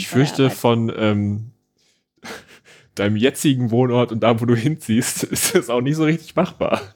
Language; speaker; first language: German; native; German